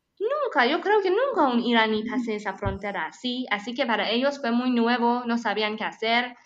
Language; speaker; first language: Spanish; non-native, fluent; Persian